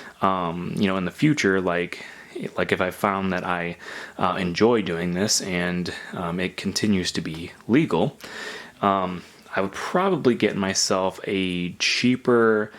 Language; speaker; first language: English; native; English